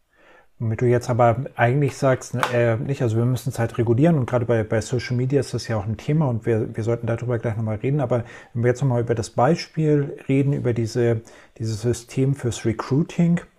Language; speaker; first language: German; native; German